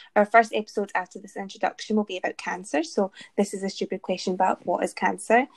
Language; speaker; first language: English; native; English